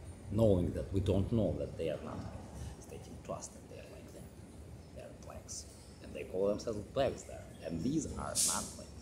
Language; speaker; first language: English; non-native, learner; Russian